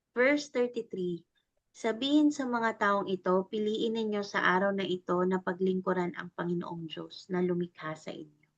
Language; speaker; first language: Filipino; native; Filipino